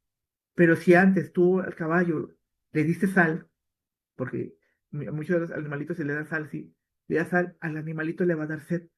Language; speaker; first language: Spanish; native; Spanish